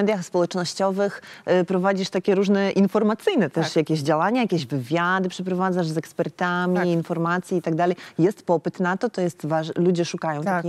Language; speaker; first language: Polish; native; Polish